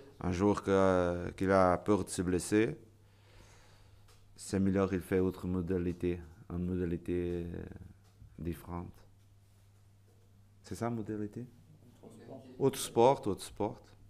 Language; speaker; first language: French; non-native, learner; Portuguese